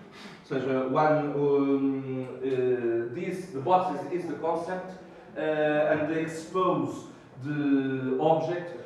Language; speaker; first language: English; non-native, learner; Portuguese